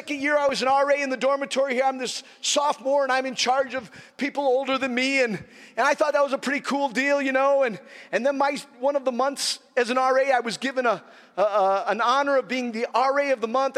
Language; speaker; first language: English; native; English